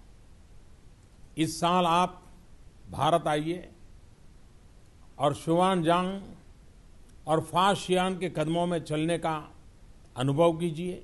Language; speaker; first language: Hindi; non-native, local second language; Gujarati